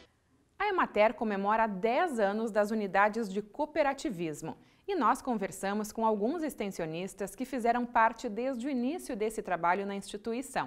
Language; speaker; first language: Portuguese; native; Portuguese